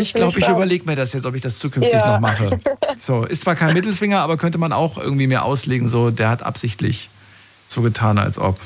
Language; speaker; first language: German; native; German